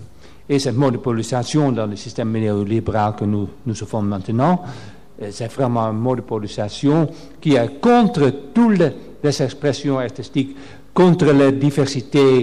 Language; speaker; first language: French; non-native, fluent; Dutch